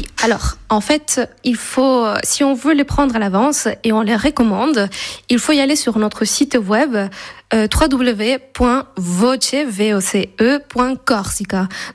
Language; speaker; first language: French; non-native, fluent; Spanish